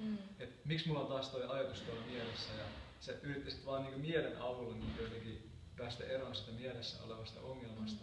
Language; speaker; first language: Finnish; native; Finnish